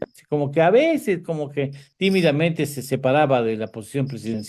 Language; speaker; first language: Spanish; native; Spanish